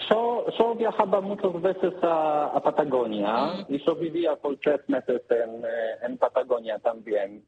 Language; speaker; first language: Spanish; non-native, learner; Polish